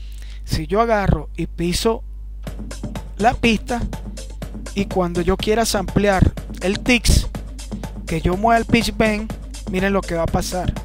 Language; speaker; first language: Spanish; native; Spanish